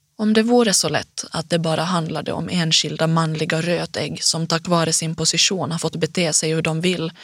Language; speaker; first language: Swedish; native; Swedish